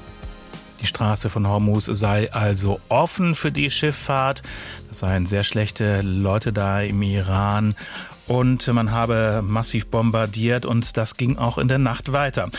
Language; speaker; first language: German; native; German